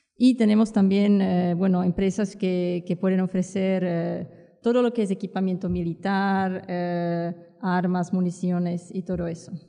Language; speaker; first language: Spanish; non-native, fluent; Czech